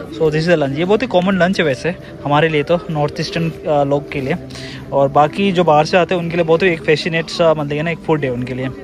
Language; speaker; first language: Hindi; non-native, local second language; Nepali